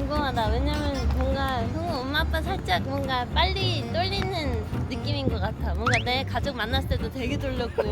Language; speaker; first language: Korean; non-native, fluent; Dutch